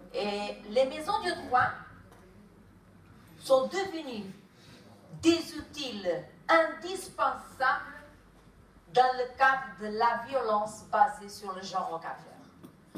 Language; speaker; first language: French; non-native, fluent; Kabuverdianu